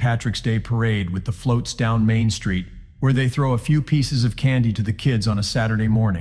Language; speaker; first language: English; native; English